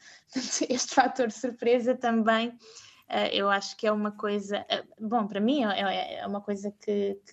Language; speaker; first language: Portuguese; native; Portuguese